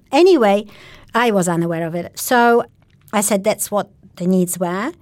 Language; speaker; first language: English; non-native, fluent; Polish